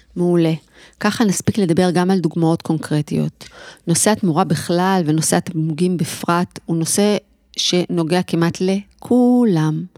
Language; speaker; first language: Hebrew; native; Hebrew